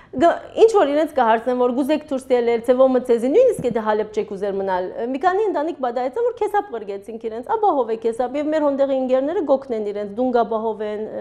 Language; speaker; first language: Armenian; early bilingual, heritage; Armenian